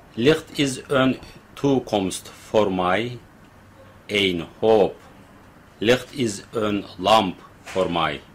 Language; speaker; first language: Dutch; non-native, learner; Turkish